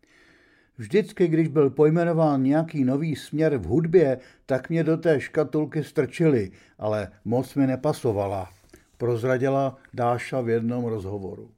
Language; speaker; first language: Czech; native; Czech